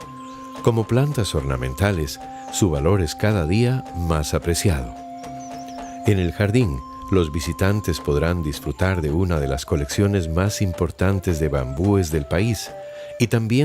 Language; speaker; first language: Spanish; native; Spanish